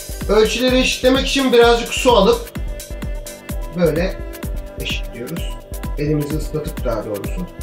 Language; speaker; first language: Turkish; native; Turkish